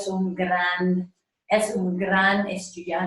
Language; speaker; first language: Spanish; non-native, learner; English